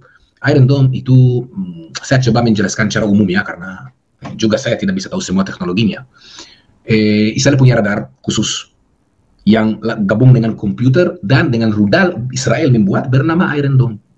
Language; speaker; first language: Indonesian; non-native, fluent; Hebrew